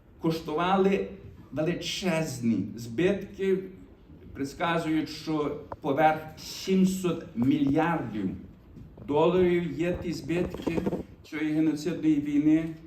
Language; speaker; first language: Ukrainian; early bilingual, heritage; Ukrainian